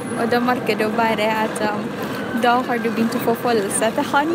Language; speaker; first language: Norwegian; non-native, fluent; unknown